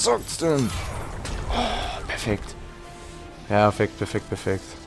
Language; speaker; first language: German; native; German